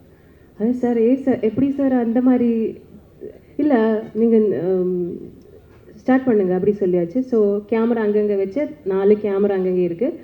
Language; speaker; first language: Tamil; non-native, learner; Malayalam